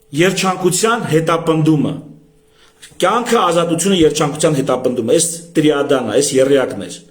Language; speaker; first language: Armenian; native; Armenian